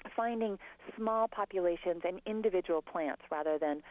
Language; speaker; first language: English; native; English